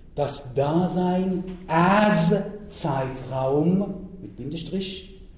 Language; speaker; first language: German; non-native, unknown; Persian